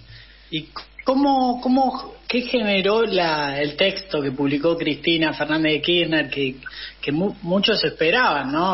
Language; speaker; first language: Spanish; native; Spanish